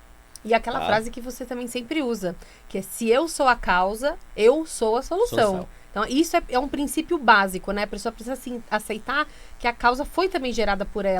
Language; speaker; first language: Portuguese; native; Portuguese